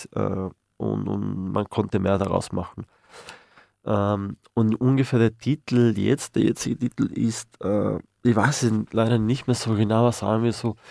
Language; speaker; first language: German; non-native, fluent; Spanish